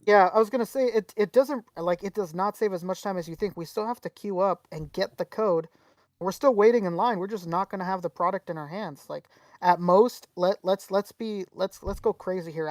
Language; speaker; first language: English; native; English